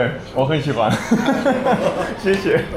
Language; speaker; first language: Chinese; non-native, learner; German